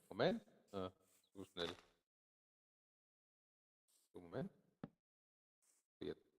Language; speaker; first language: German; native; German